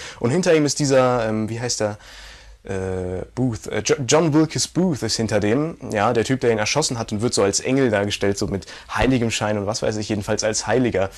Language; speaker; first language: German; native; German